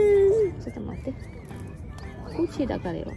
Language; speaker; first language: Japanese; non-native, learner; Filipino